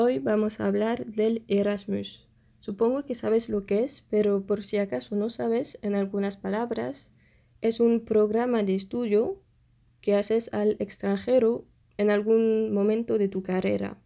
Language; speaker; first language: Spanish; non-native, fluent; French